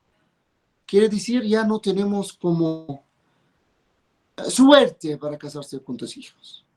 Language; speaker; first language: Spanish; non-native, fluent; Arabic